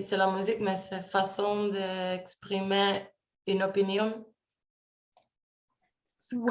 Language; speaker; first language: French; non-native, learner; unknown